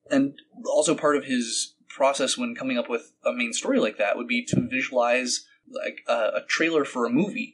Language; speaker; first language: English; native; English